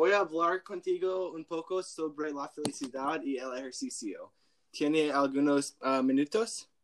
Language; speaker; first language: Spanish; non-native, learner; English